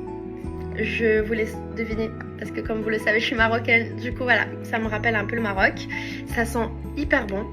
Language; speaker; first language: French; native; French